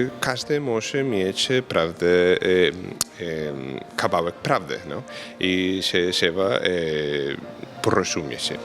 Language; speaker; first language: Polish; non-native, fluent; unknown